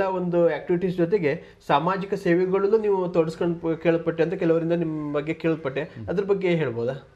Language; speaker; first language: Kannada; native; Kannada